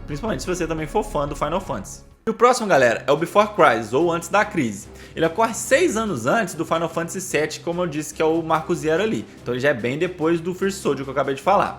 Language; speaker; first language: Portuguese; native; Portuguese